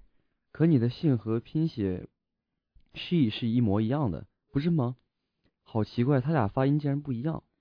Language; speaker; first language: Chinese; native; Chinese